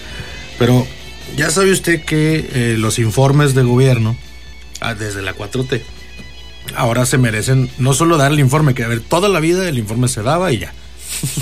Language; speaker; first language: Spanish; native; Spanish